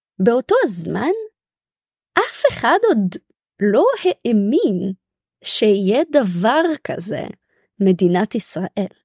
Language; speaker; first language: Hebrew; early bilingual, other home language; Russian